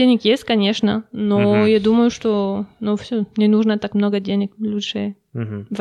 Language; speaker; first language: Russian; non-native, learner; French